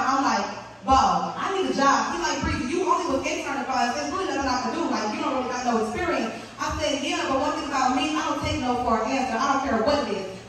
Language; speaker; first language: English; native; English